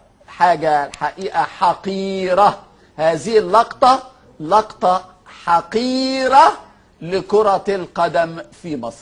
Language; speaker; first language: Arabic; native; Arabic